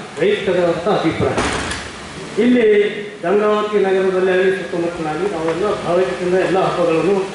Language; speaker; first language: Kannada; native; Kannada